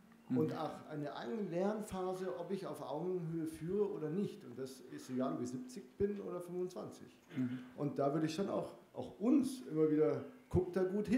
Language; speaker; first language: German; native; German